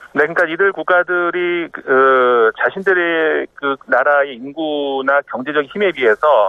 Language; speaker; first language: Korean; native; Korean